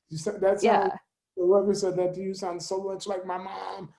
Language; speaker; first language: English; native; English